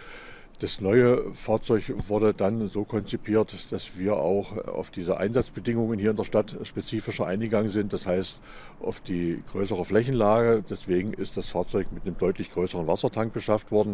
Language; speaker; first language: German; native; German